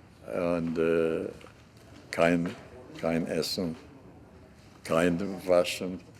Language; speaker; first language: German; non-native, learner; Hungarian